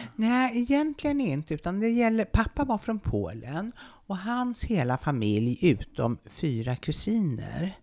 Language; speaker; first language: Swedish; native; Swedish